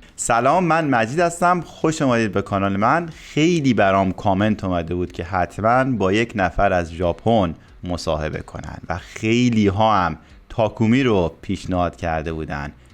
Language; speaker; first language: Persian; native; Persian